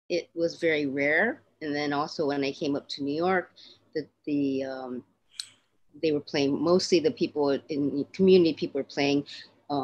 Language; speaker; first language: English; native; English